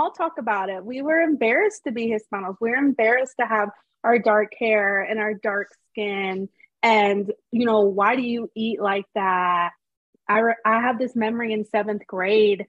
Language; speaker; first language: English; native; English